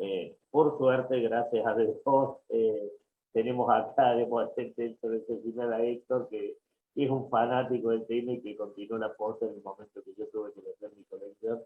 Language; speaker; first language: Spanish; native; Spanish